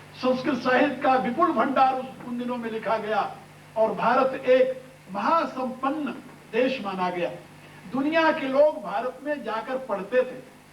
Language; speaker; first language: Hindi; native; Hindi